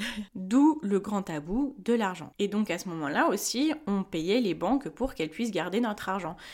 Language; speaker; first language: French; early bilingual, other home language; Spanish